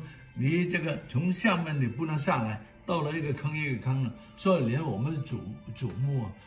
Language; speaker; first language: Chinese; non-native, local second language; Cantonese